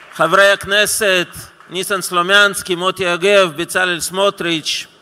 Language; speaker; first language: Hebrew; non-native, fluent; Russian